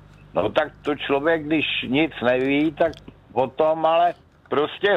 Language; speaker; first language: Czech; native; Czech